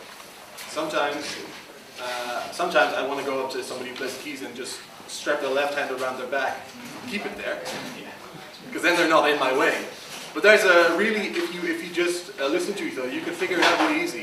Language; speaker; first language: English; non-native, fluent; Dutch